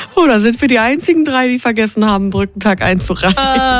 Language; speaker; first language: German; native; German